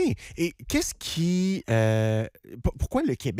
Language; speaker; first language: French; native; French